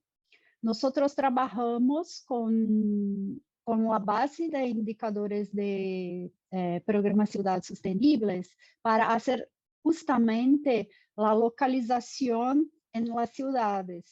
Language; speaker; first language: Spanish; non-native, fluent; Portuguese